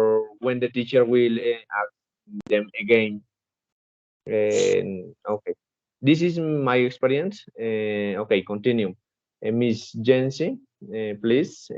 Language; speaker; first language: English; non-native, learner; Spanish